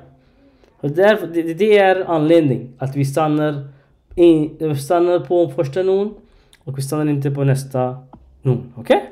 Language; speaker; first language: Swedish; non-native, learner; Arabic